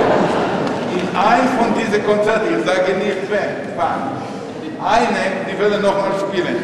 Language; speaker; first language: German; non-native, fluent; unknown